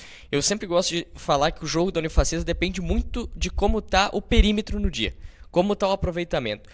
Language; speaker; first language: Portuguese; native; Portuguese